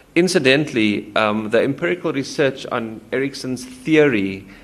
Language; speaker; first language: English; native; English